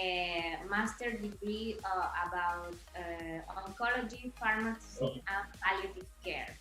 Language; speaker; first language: English; non-native, learner; Spanish